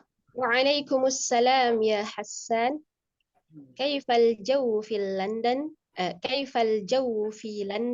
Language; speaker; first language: Arabic; non-native, learner; Indonesian